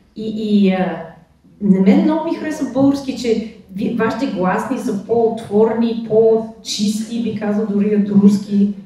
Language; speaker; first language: Bulgarian; non-native, fluent; English